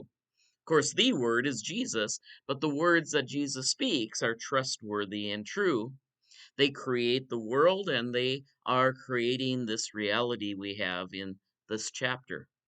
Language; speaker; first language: English; native; English